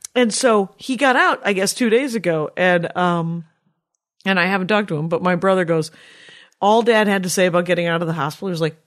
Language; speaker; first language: English; native; English